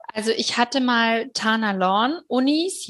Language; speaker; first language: German; native; German